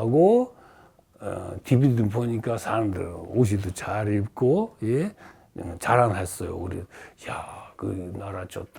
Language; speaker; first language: Korean; early bilingual, heritage; Russian